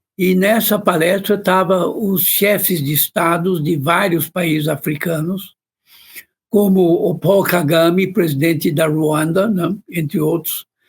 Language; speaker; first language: Portuguese; non-native, fluent; Chinese